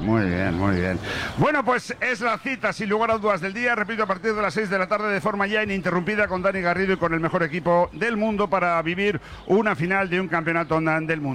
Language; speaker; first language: Spanish; native; Spanish